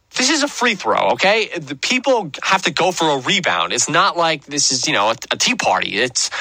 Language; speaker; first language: English; native; English